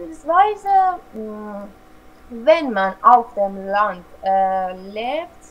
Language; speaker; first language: German; non-native, learner; Persian